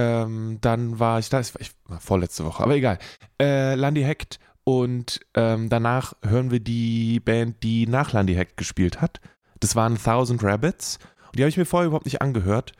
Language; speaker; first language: German; native; German